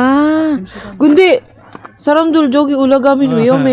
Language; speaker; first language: Korean; non-native, learner; Filipino